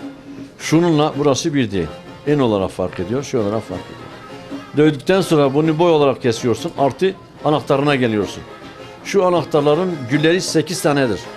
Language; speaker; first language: Turkish; native; Turkish